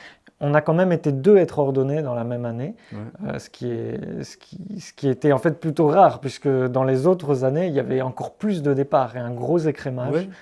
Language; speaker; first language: French; native; French